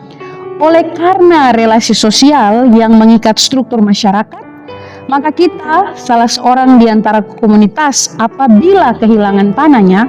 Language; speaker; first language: Indonesian; native; Indonesian